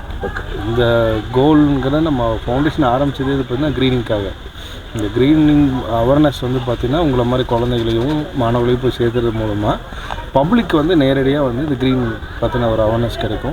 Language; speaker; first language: Tamil; native; Tamil